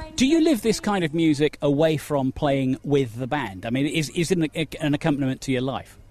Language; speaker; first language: English; native; English